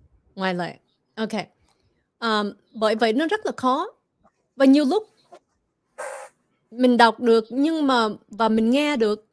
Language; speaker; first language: Vietnamese; early bilingual, heritage; Vietnamese